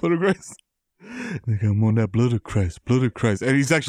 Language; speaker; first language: English; early bilingual, other home language; Spanish